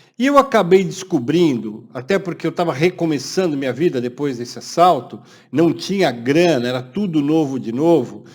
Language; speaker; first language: Portuguese; native; Portuguese